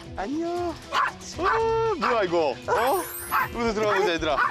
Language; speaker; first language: Korean; native; Korean